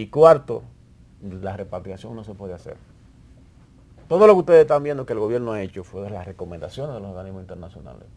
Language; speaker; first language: Spanish; native; Spanish